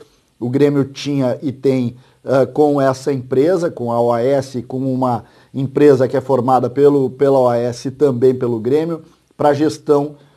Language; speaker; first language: Portuguese; native; Portuguese